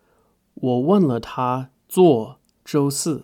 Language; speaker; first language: Chinese; non-native, fluent; English